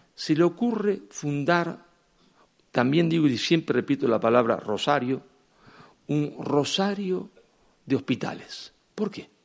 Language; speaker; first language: Spanish; native; Spanish